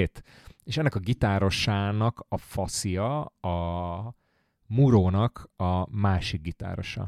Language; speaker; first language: Hungarian; native; Hungarian